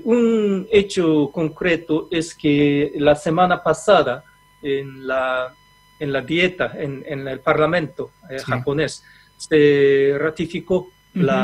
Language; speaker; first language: Spanish; non-native, fluent; Japanese